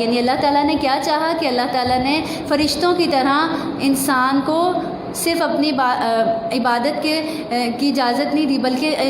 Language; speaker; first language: Urdu; native; Urdu